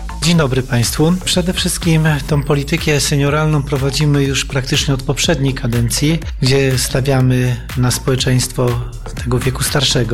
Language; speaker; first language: Polish; native; Polish